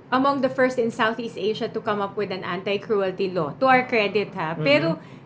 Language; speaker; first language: English; non-native, local second language; Filipino